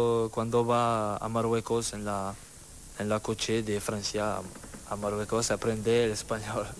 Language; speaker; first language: Spanish; non-native, learner; French